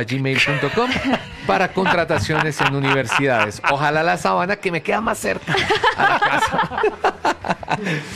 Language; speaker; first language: Spanish; native; Spanish